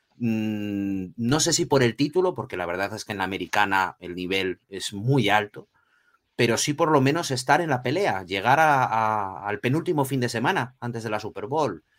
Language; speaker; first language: Spanish; early bilingual, other home language; Portuguese